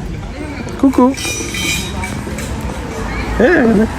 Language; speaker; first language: French; native; French